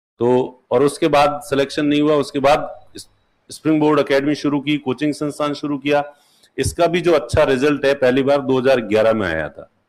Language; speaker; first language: Hindi; non-native, local second language; Marwari